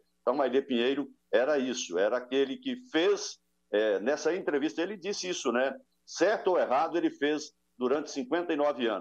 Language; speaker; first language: Portuguese; native; Portuguese